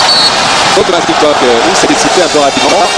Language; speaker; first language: French; native; French